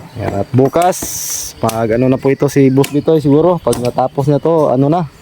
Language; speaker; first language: Filipino; non-native, local second language; Cebuano